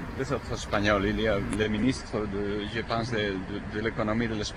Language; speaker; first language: French; non-native, fluent; Spanish